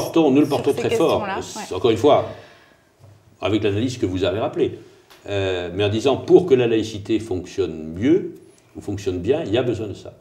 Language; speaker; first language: French; native; French